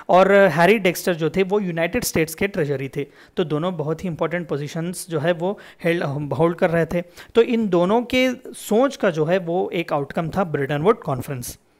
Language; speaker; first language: Hindi; non-native, local second language; Telugu